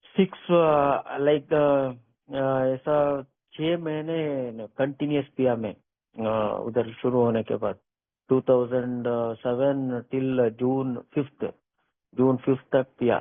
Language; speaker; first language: Hindi; non-native, local second language; Kannada